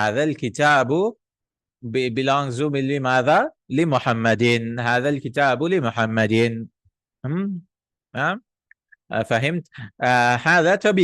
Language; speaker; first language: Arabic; non-native, fluent; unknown